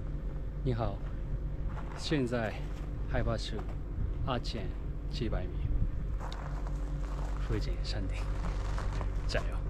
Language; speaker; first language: Chinese; non-native, learner; Japanese